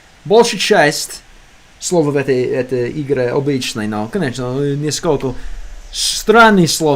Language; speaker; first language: Russian; non-native, learner; English